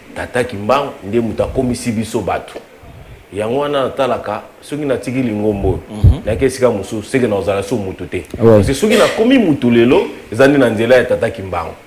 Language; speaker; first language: Lingala; native; Lingala